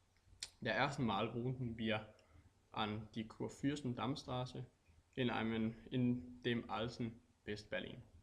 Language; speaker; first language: German; non-native, learner; Danish